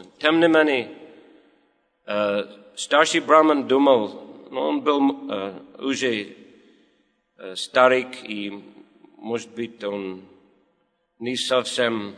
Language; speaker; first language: Russian; non-native, learner; English